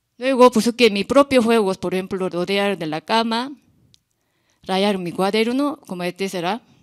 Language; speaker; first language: Spanish; non-native, learner; Korean